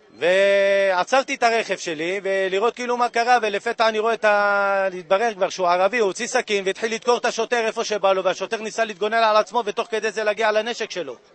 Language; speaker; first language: Hebrew; native; Hebrew